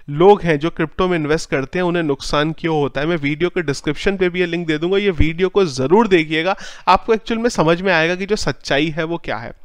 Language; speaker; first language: Hindi; native; Hindi